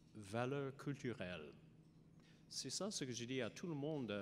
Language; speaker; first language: French; non-native, learner; English